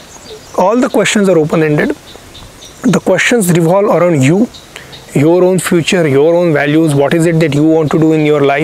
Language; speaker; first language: English; non-native, local second language; Marathi